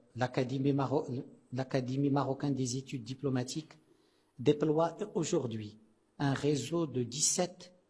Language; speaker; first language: French; non-native, local second language; Arabic